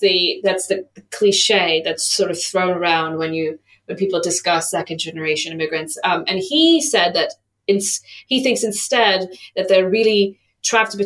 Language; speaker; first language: English; native; English